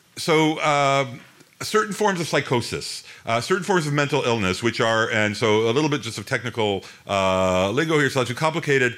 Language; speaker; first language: English; native; English